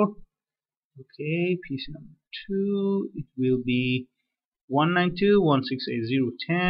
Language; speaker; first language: English; non-native, fluent; Persian